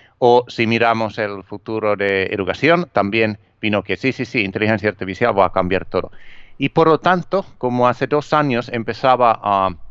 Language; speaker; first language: Spanish; non-native, fluent; Finnish